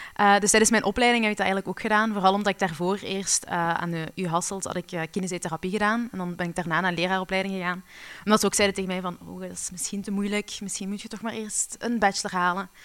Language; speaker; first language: Dutch; early bilingual, other home language; Arabic